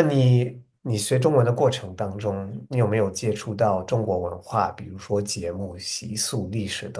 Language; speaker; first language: Chinese; non-native, fluent; English